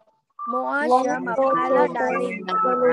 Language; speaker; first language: French; non-native, learner; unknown